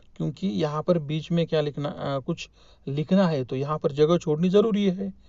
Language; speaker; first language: Hindi; non-native, local second language; Marathi